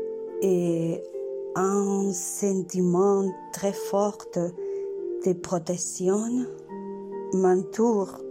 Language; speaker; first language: French; non-native, learner; Spanish